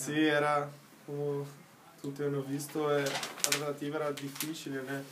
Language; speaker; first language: Italian; non-native, learner; Portuguese